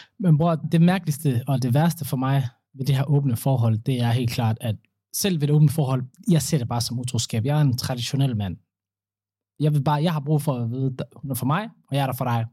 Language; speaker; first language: Danish; early bilingual, other home language; Somali